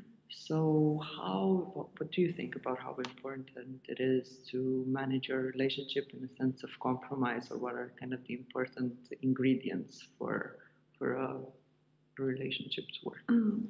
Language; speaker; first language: English; non-native, fluent; Romanian